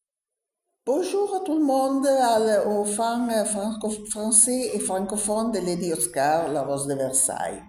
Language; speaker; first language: French; non-native, learner; Italian